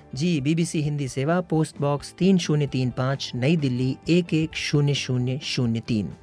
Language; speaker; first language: Hindi; native; Hindi